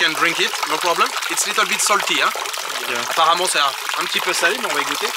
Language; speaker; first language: French; native; French